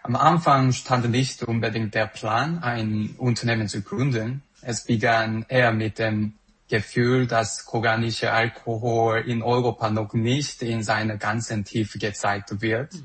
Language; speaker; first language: German; non-native, fluent; Korean